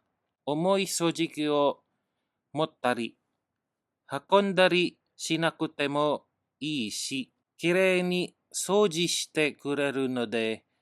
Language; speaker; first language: Japanese; non-native, learner; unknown